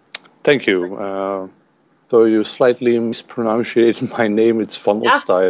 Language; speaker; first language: English; non-native, fluent; Dutch